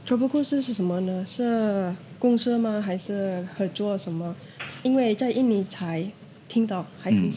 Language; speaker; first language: Chinese; non-native, fluent; Indonesian